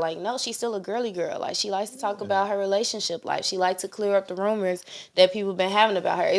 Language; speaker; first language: English; native; English